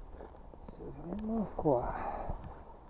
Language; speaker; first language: French; non-native, local second language; English